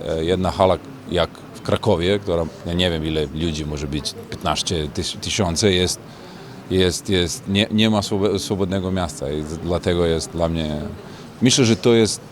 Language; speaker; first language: Polish; non-native, learner; Serbian